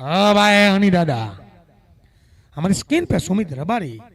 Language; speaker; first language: Hindi; non-native, local second language; Gujarati